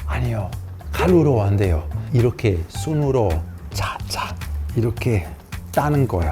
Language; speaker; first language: Korean; non-native, fluent; Italian